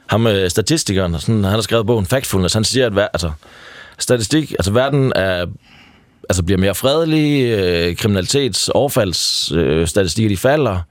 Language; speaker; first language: Danish; native; Danish